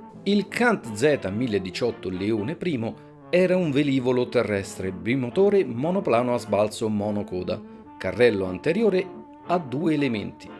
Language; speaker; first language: Italian; native; Italian